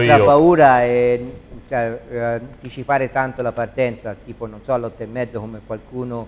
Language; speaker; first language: Italian; native; Italian